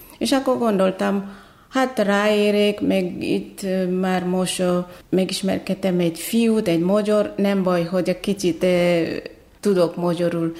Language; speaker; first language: Hungarian; non-native, fluent; Batak Toba